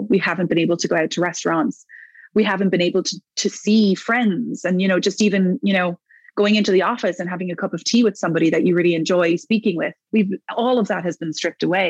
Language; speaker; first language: English; native; English